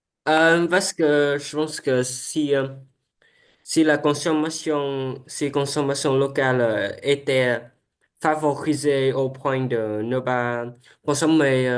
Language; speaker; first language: French; non-native, learner; Vietnamese